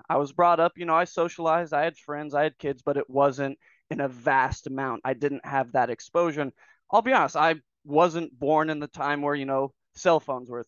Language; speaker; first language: English; native; English